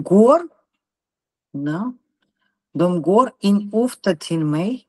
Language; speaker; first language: Swedish; non-native, learner; Russian